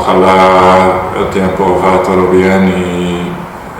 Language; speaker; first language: Spanish; non-native, learner; Dutch